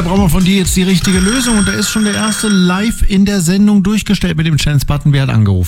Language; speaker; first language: German; native; German